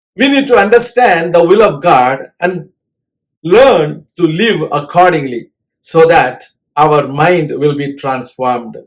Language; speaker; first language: English; non-native, local second language; Tamil